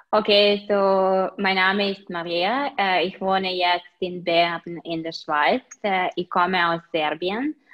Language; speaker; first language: German; non-native, learner; Serbian